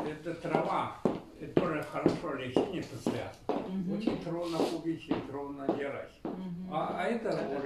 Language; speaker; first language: Russian; non-native, learner; Chinese